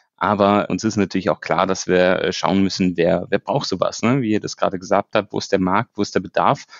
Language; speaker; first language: German; native; German